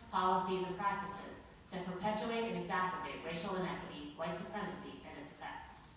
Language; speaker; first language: English; native; English